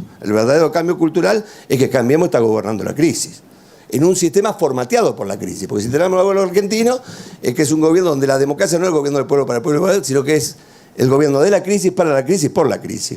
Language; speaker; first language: Spanish; native; Spanish